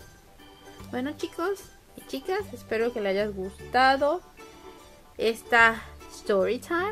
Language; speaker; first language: Spanish; early bilingual, heritage; Spanish